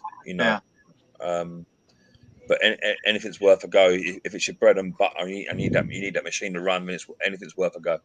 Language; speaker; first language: English; native; English